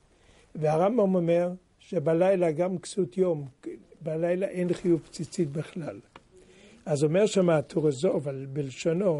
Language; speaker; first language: Hebrew; non-native, fluent; French